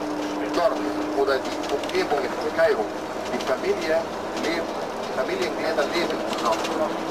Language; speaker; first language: German; non-native, fluent; Arabic